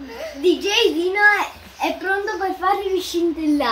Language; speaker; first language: Italian; native; Italian